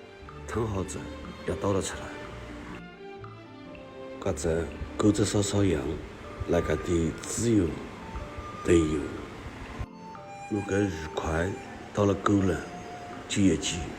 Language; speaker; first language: Chinese; non-native, local second language; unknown